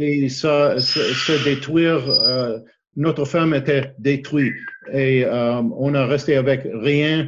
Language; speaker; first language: French; non-native, learner; English